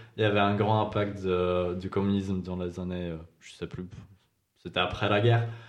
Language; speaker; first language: French; non-native, fluent; Czech